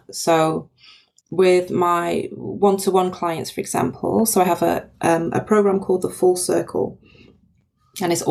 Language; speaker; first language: English; native; English